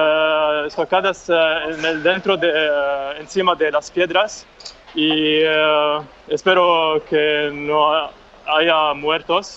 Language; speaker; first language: Spanish; non-native, fluent; Arabic